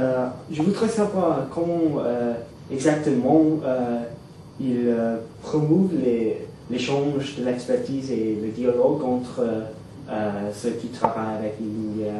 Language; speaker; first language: French; non-native, fluent; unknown